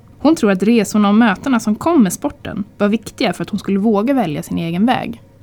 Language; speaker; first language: Swedish; native; Swedish